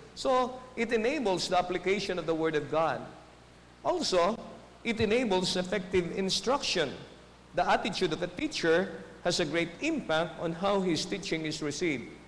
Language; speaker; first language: English; non-native, local second language; Filipino